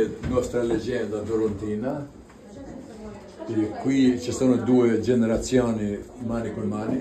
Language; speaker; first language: Italian; non-native, learner; Albanian